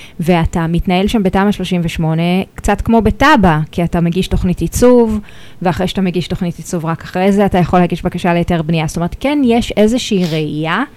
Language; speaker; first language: Hebrew; native; Hebrew